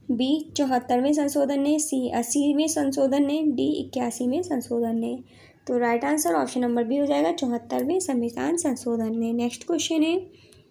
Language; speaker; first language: Hindi; native; Hindi